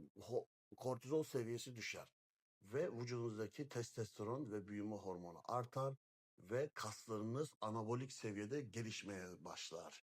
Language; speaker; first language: Turkish; native; Turkish